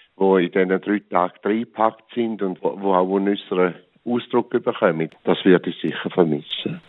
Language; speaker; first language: German; native; German